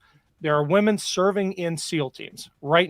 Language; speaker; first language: English; native; English